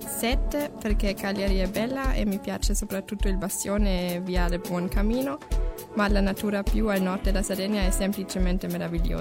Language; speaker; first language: Italian; non-native, learner; German